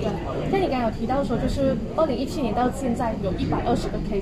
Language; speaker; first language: Chinese; native; Chinese